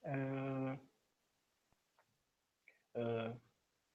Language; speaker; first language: English; non-native, learner; Persian